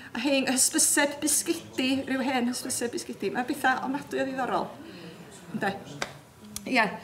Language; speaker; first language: Welsh; native; Welsh